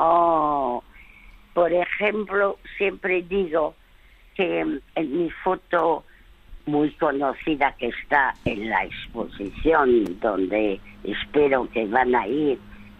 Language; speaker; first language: Spanish; early bilingual, other home language; French